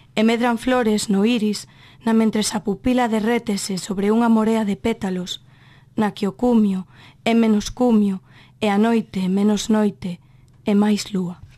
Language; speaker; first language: Galician; native; Galician